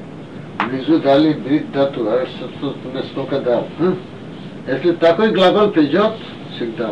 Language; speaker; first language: Russian; non-native, learner; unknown